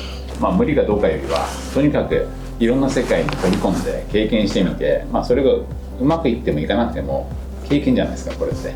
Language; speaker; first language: Japanese; native; Japanese